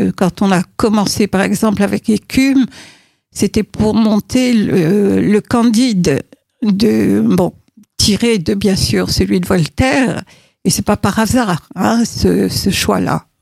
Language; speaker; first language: French; native; French